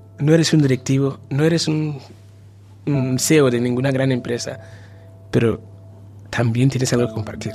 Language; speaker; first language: Spanish; non-native, fluent; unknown